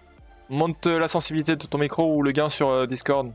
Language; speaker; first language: French; native; French